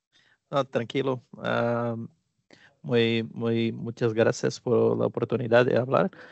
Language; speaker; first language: Spanish; non-native, fluent; Portuguese